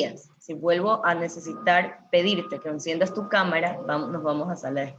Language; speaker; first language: Spanish; native; Spanish